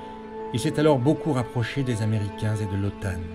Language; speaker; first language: French; native; French